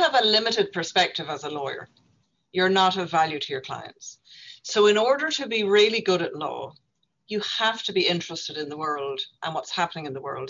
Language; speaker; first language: English; native; English